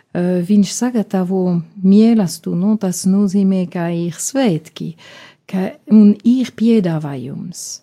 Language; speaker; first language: Latvian; non-native, fluent; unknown